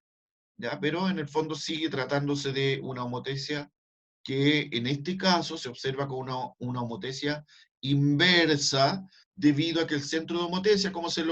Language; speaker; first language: Spanish; native; Spanish